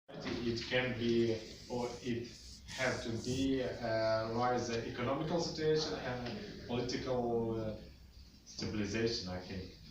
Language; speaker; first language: English; non-native, learner; Russian